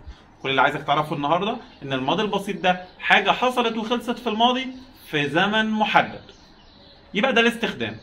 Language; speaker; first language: Arabic; native; Arabic